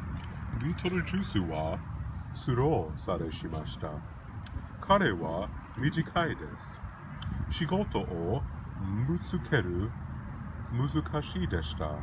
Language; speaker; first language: Japanese; non-native, learner; English